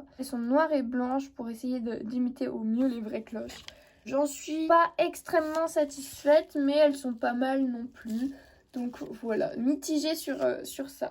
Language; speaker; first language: French; native; French